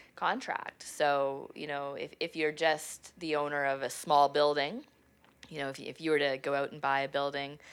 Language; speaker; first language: English; native; English